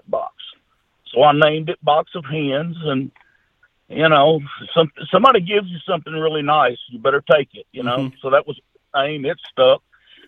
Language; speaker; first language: English; native; English